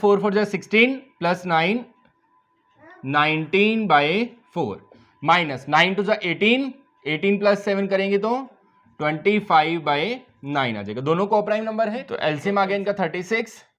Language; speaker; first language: Hindi; native; Hindi